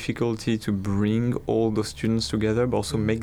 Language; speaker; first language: English; non-native, fluent; French